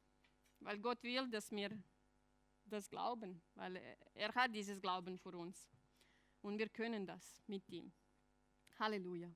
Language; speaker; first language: German; non-native, fluent; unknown